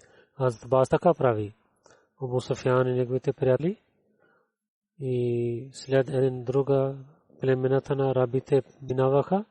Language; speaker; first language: Bulgarian; non-native, learner; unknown